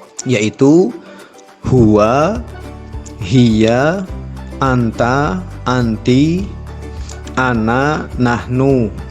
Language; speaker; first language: Arabic; non-native, fluent; Indonesian